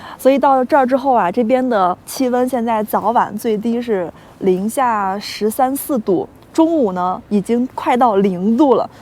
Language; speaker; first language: Chinese; native; Chinese